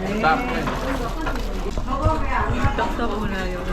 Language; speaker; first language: Korean; non-native, learner; Lao